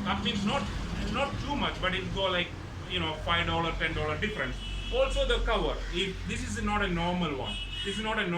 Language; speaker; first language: English; non-native, local second language; Malayalam